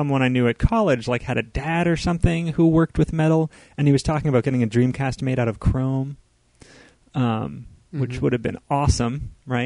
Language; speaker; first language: English; native; English